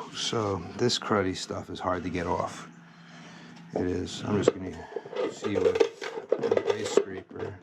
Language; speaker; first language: English; native; English